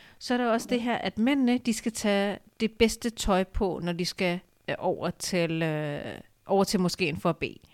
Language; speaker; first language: Danish; early bilingual, other home language; Urdu